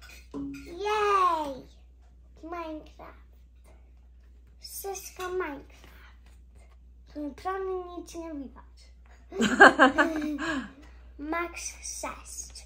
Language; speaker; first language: Polish; early bilingual, other home language; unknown